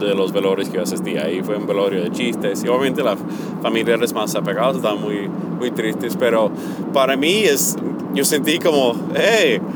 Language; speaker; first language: Spanish; non-native, fluent; English